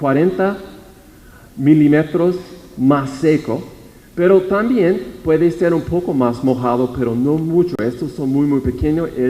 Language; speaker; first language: Spanish; non-native, fluent; English